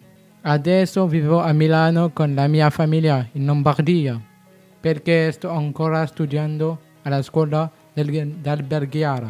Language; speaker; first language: Italian; non-native, learner; French